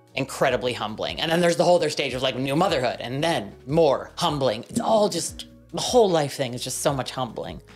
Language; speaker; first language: English; native; English